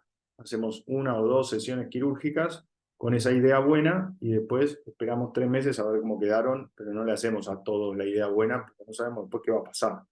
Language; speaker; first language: Spanish; native; Spanish